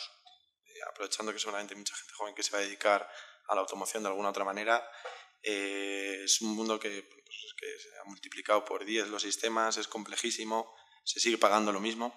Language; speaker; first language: Spanish; native; Spanish